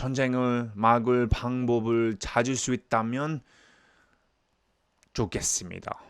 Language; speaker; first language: Korean; non-native, learner; English